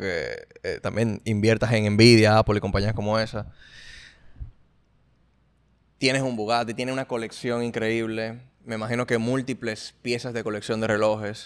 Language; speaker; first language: Spanish; native; Spanish